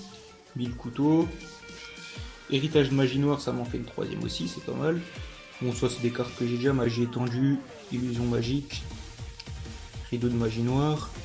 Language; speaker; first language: French; native; French